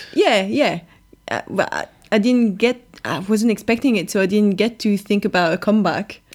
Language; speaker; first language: English; non-native, fluent; French